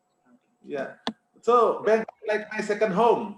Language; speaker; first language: English; non-native, fluent; Indonesian